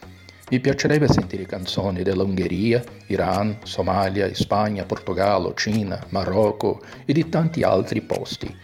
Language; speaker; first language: Italian; non-native, fluent; Portuguese